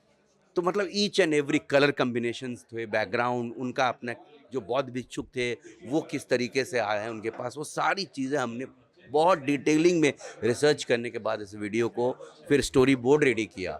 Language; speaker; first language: Hindi; native; Hindi